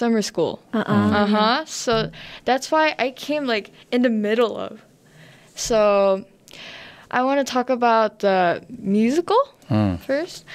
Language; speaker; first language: English; non-native, learner; Korean